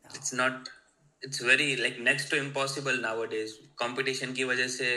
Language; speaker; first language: Hindi; non-native, local second language; Gujarati